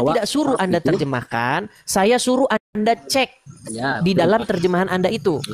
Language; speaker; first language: Indonesian; native; Indonesian